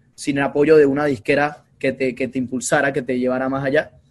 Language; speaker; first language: Spanish; native; Spanish